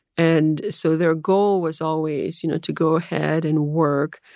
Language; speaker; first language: English; early bilingual, other home language; Haitian Creole